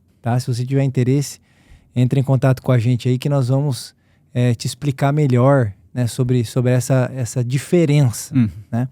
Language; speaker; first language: Portuguese; native; Portuguese